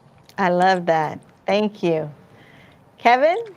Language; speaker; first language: English; native; English